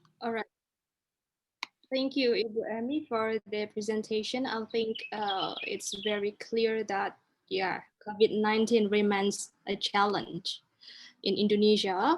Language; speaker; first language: English; non-native, local second language; Indonesian